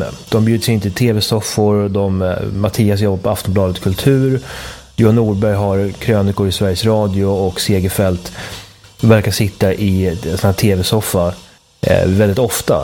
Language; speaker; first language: Swedish; native; Swedish